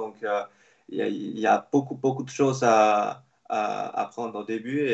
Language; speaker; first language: French; non-native, fluent; Chinese